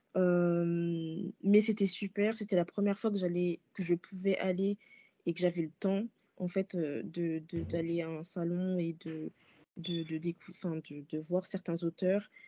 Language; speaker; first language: French; early bilingual, other home language; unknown